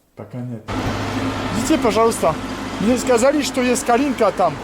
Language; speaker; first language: Russian; non-native, learner; French